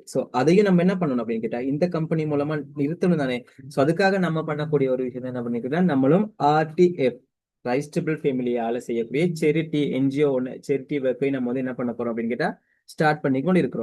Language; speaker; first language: Tamil; native; Tamil